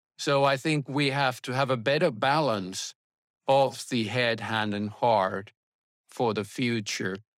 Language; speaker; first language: English; non-native, fluent; Finnish